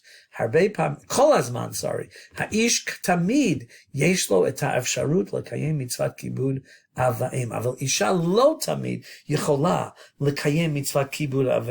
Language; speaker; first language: Hebrew; non-native, fluent; English